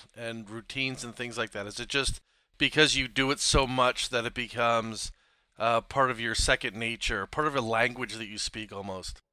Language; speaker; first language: English; native; English